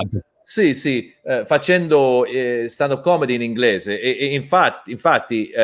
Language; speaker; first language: Italian; non-native, learner; English